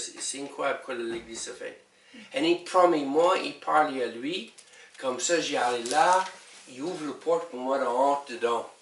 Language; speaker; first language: French; non-native, learner; English